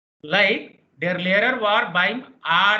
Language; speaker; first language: German; non-native, fluent; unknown